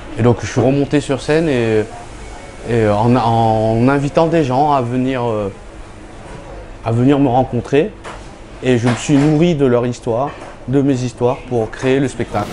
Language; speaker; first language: French; early bilingual, other home language; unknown